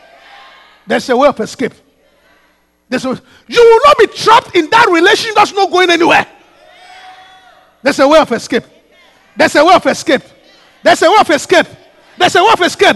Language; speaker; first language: English; non-native, local second language; Akan